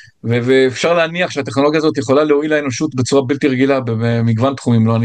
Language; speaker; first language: Hebrew; native; Hebrew